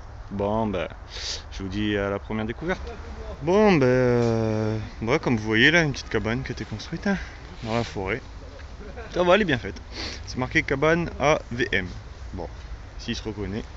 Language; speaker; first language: French; native; French